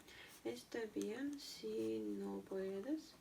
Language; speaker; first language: Spanish; non-native, learner; Russian